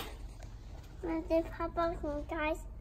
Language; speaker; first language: German; early bilingual, other home language; Indonesian